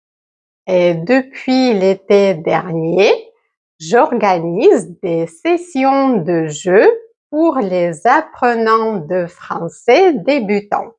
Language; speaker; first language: French; native; French